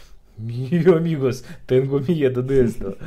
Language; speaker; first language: Spanish; non-native, learner; Russian